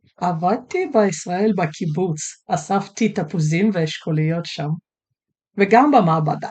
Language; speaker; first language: Hebrew; native; Hebrew